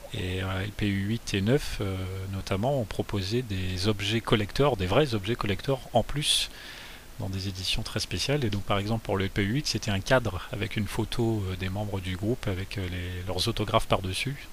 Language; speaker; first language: French; native; French